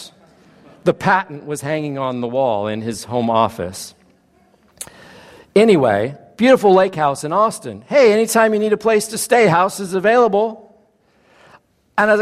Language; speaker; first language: English; native; English